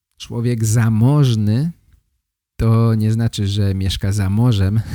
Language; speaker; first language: Polish; native; Polish